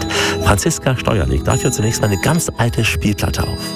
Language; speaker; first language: German; native; German